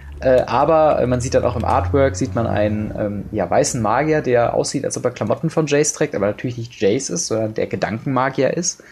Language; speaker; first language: German; native; German